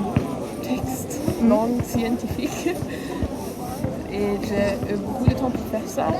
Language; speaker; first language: French; non-native, learner; German